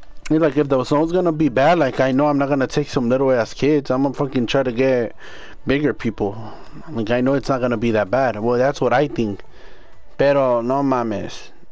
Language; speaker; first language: English; early bilingual, other home language; Spanish